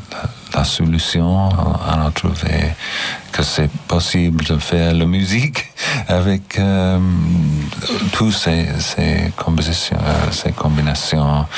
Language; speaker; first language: French; non-native, fluent; English